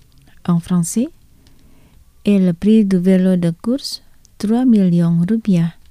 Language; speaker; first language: French; non-native, fluent; Indonesian